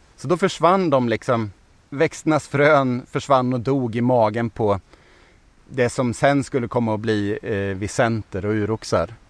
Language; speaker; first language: Swedish; native; Swedish